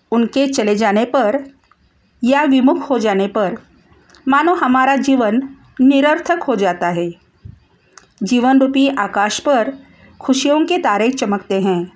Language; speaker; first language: Hindi; non-native, local second language; Marathi